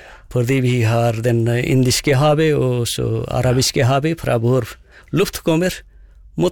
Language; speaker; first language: Norwegian; non-native, fluent; Nepali